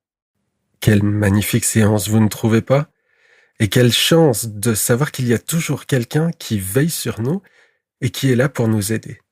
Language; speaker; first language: French; native; French